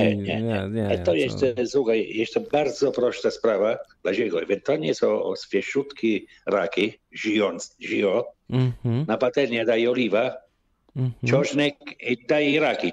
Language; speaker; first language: Polish; non-native, learner; Italian